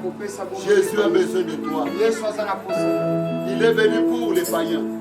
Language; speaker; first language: French; non-native, local second language; Lingala